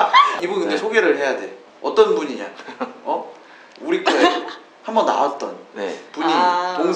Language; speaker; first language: Korean; native; Korean